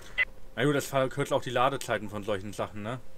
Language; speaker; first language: German; native; German